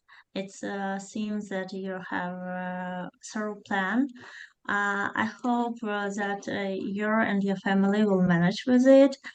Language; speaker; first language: English; non-native, fluent; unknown